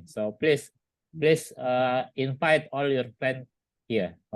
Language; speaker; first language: English; non-native, learner; Indonesian